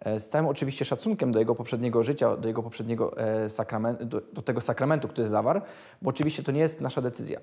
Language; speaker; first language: Polish; native; Polish